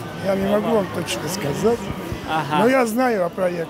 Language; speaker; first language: Russian; non-native, fluent; Georgian